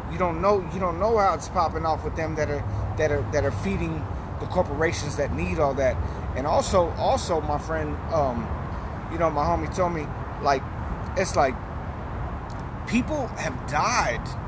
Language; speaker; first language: English; native; English